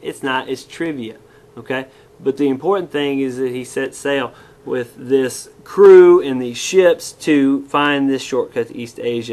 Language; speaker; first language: English; native; English